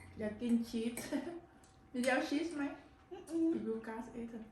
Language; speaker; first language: Dutch; non-native, learner; Thai